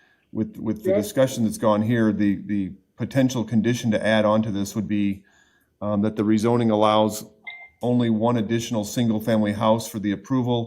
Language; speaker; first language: English; native; English